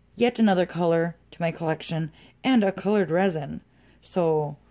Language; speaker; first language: English; native; English